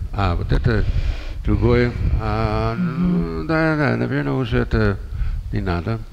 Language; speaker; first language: Russian; non-native, fluent; English